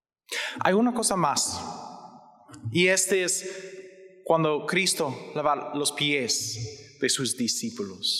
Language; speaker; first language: Spanish; non-native, learner; English